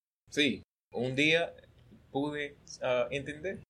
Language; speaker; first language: Spanish; non-native, learner; English